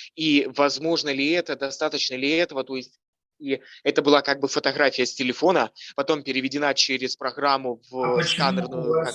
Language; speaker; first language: Russian; native; Russian